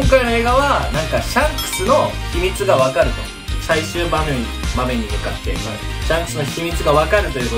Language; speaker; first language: Japanese; native; Japanese